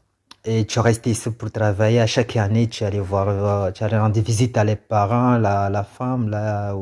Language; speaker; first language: French; non-native, local second language; Comorian